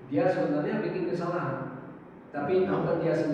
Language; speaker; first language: Indonesian; non-native, fluent; Portuguese